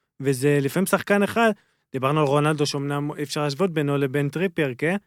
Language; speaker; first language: Hebrew; native; Hebrew